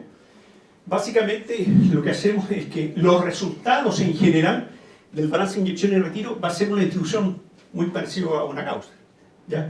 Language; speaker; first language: Spanish; native; Spanish